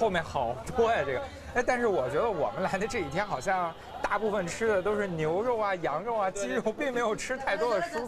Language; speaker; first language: Chinese; native; Chinese